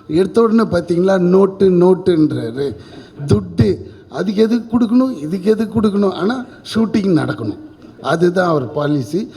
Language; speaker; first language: Tamil; native; Tamil